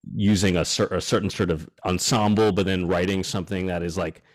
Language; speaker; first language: English; native; English